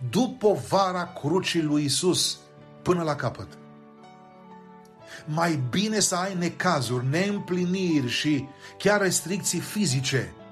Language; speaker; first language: Romanian; native; Romanian